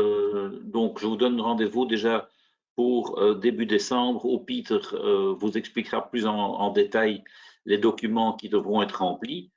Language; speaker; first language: French; native; French